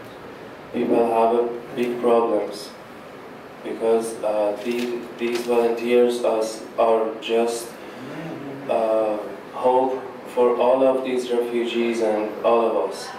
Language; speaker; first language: English; non-native, learner; Persian